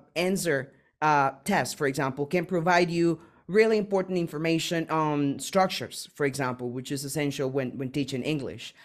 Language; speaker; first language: English; non-native, fluent; Spanish